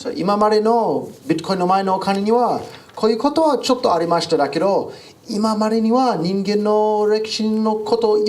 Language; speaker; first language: Japanese; non-native, learner; English